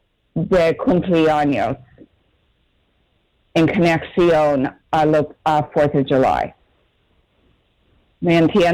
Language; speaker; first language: Spanish; non-native, fluent; English